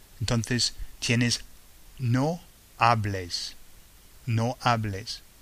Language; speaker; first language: Spanish; non-native, fluent; English